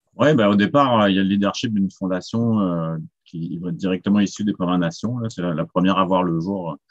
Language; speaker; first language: French; native; French